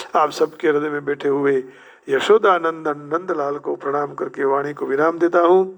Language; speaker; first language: Hindi; non-native, local second language; Gujarati